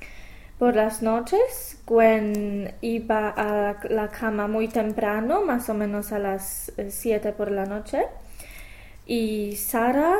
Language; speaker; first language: Spanish; non-native, fluent; English